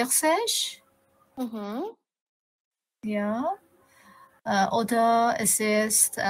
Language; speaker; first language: German; non-native, learner; Persian